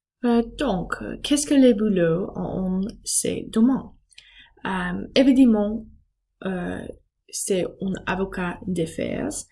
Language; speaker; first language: French; non-native, learner; English